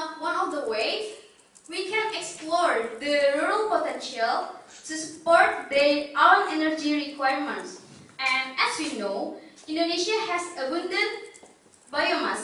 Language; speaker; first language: English; non-native, learner; Indonesian